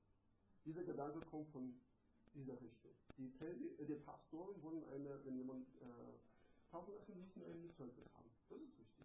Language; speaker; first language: German; non-native, learner; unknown